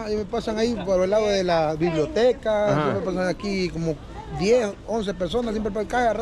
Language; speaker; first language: Spanish; native; Spanish